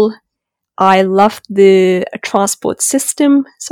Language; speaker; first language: English; non-native, local second language; Urdu